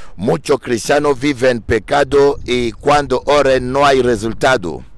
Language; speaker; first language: Spanish; non-native, learner; French